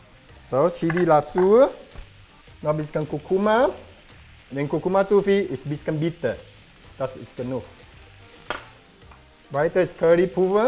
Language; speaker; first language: German; non-native, learner; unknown